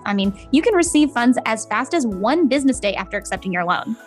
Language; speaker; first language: English; native; English